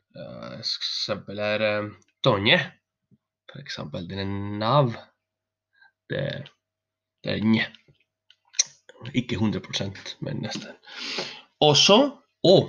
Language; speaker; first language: Norwegian; non-native, learner; Spanish